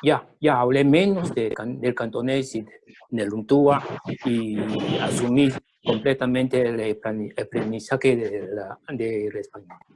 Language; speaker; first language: Spanish; early bilingual, other home language; Chinese